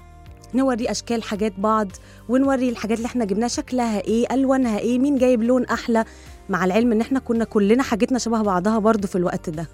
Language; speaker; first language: Arabic; native; Arabic